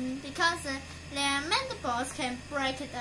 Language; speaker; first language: English; non-native, learner; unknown